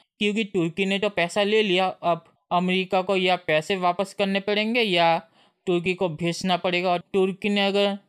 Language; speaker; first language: Hindi; native; Hindi